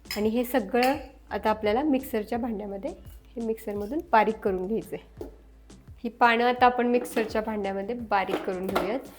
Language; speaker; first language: Marathi; native; Marathi